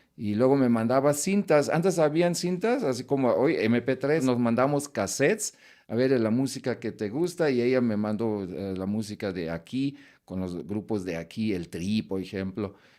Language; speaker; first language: Spanish; non-native, fluent; German